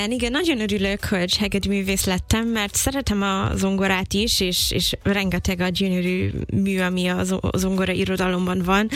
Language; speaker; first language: Hungarian; non-native, fluent; English